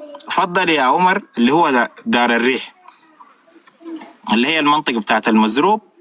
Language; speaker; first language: Arabic; native; Arabic